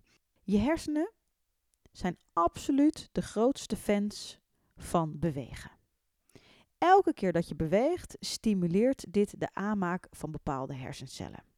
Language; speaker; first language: Dutch; native; Dutch